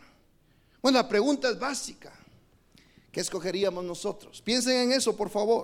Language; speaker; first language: Spanish; native; Spanish